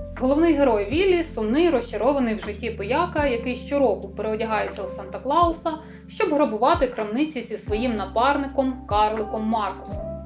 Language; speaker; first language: Ukrainian; native; Ukrainian